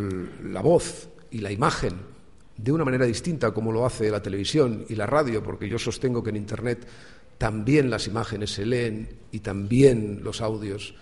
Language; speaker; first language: Spanish; native; Spanish